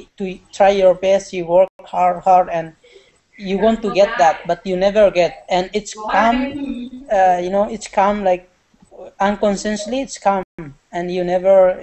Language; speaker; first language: English; non-native, learner; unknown